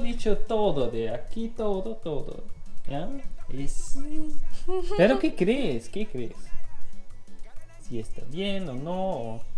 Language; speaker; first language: Spanish; non-native, learner; German